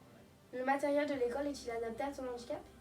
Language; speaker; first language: French; native; French